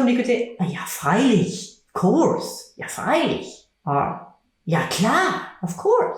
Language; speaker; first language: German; non-native, fluent; English